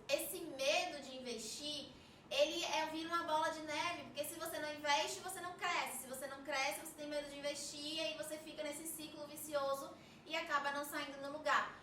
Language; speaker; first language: Portuguese; native; Portuguese